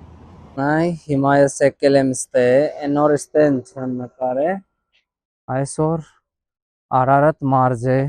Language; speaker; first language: Armenian; non-native, learner; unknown